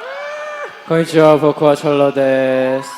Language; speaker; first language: Japanese; non-native, learner; Korean